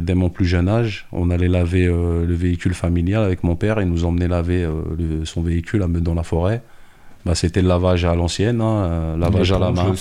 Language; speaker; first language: French; native; French